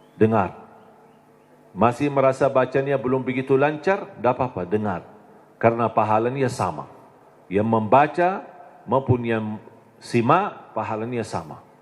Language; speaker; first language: Indonesian; non-native, fluent; Arabic